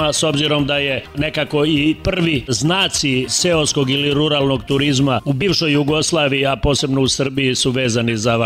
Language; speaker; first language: Serbian; native; Serbian